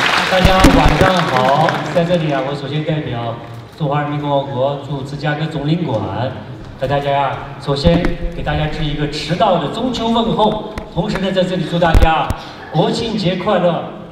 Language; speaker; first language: Chinese; native; Chinese